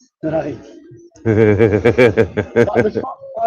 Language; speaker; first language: English; non-native, learner; Spanish